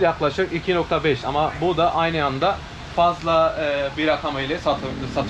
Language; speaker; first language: Turkish; non-native, learner; Bangla